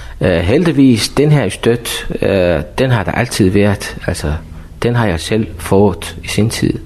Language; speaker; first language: Danish; non-native, fluent; Persian